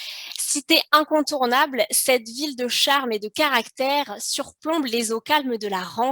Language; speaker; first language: French; native; French